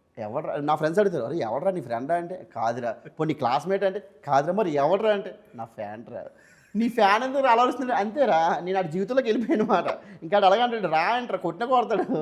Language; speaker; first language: Telugu; native; Telugu